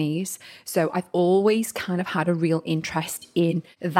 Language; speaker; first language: English; native; English